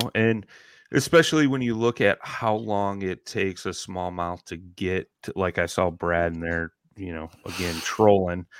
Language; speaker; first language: English; native; English